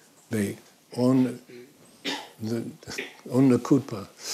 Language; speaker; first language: French; non-native, fluent; English